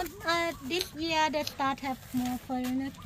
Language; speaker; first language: English; non-native, learner; Thai